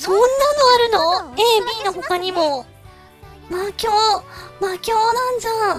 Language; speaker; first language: Japanese; native; Japanese